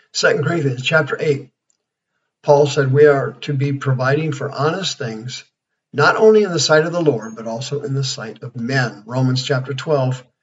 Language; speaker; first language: English; native; English